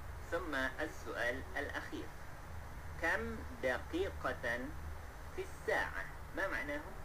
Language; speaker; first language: Arabic; non-native, fluent; Malay